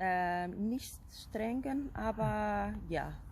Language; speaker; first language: German; non-native, fluent; Spanish